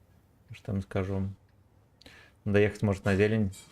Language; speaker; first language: Russian; native; Russian